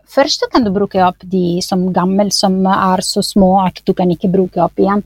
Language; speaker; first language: Norwegian; non-native, fluent; Italian